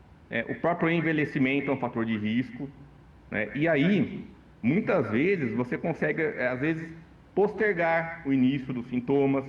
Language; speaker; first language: Portuguese; native; Portuguese